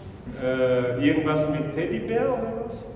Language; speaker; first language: German; non-native, fluent; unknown